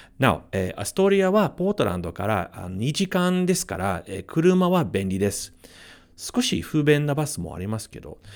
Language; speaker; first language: Japanese; non-native, fluent; English